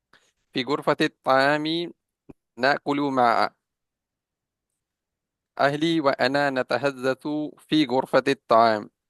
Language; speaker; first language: Arabic; non-native, learner; Urdu